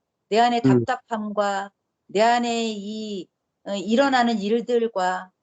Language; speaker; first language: Korean; native; Korean